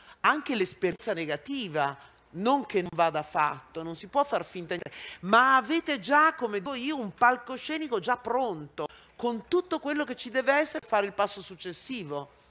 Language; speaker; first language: Italian; native; Italian